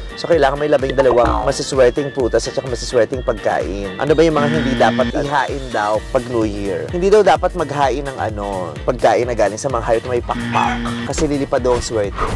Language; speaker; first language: Filipino; native; Filipino